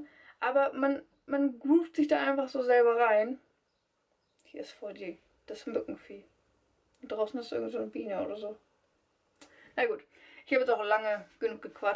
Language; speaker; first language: German; native; German